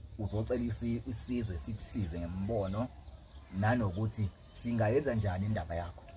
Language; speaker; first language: Zulu; native; Zulu